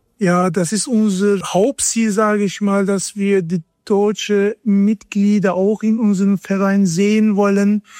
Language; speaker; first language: German; non-native, fluent; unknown